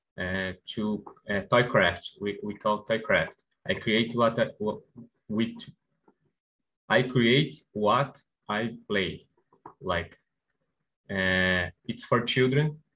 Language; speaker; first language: English; non-native, learner; Portuguese